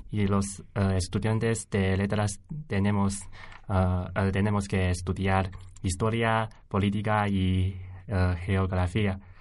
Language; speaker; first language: Spanish; non-native, learner; Chinese